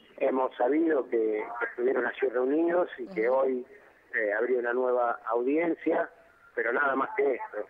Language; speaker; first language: Spanish; native; Spanish